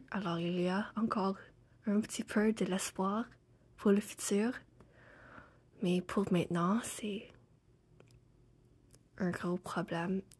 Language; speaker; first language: French; non-native, fluent; English